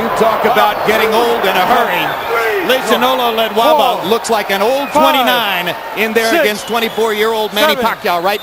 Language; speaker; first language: English; native; English